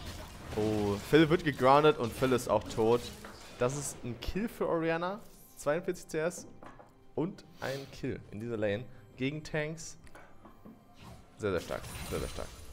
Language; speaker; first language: German; native; German